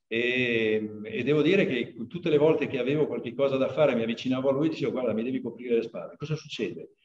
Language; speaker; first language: Italian; early bilingual, other home language; Portuguese